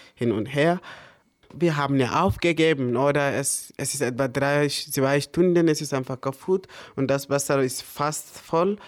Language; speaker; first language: German; early bilingual, other home language; Arabic